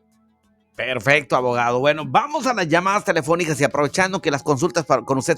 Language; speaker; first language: Spanish; native; Spanish